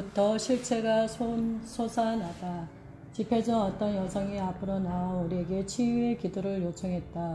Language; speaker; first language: Korean; native; Korean